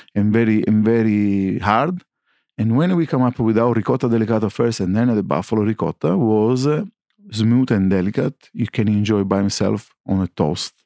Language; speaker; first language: English; non-native, learner; Italian